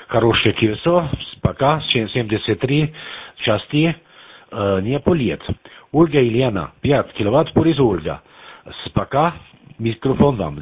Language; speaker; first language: Russian; non-native, learner; German